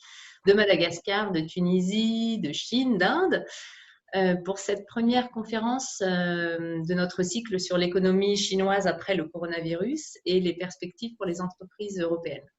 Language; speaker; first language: French; native; French